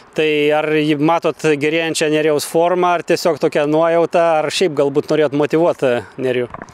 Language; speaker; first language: Lithuanian; native; Lithuanian